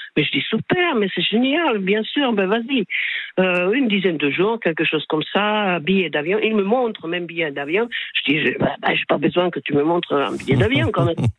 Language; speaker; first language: French; non-native, fluent; Slovak